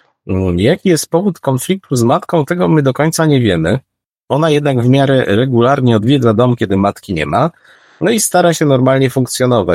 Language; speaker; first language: Polish; native; Polish